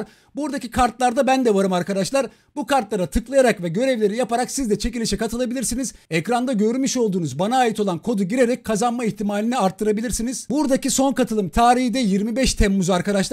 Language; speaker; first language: Turkish; native; Turkish